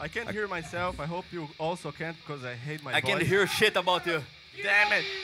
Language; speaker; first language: English; non-native, fluent; Portuguese